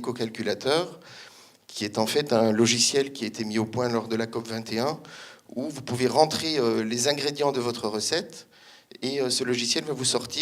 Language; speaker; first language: French; native; French